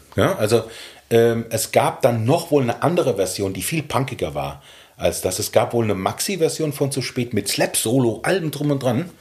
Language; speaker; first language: German; native; German